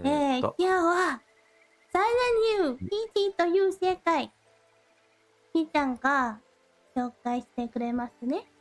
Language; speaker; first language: Japanese; non-native, learner; Thai